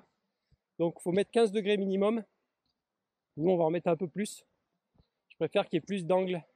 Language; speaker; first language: French; native; French